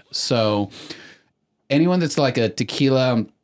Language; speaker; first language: English; early bilingual, other home language; Spanish